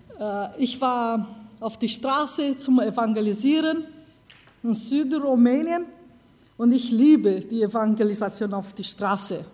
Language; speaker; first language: German; non-native, learner; Romanian